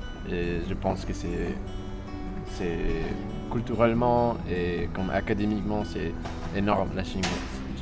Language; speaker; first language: French; non-native, fluent; Spanish